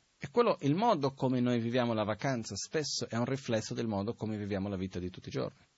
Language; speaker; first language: Italian; non-native, fluent; Portuguese